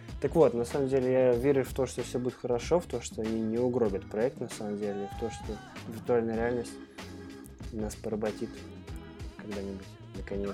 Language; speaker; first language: Russian; native; Russian